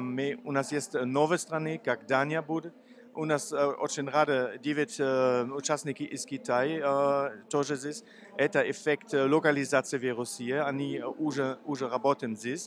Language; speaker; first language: Russian; non-native, learner; German